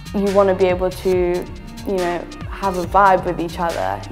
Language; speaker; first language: English; native; English